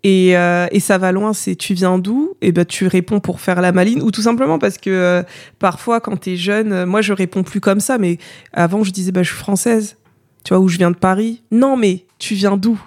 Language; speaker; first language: French; native; French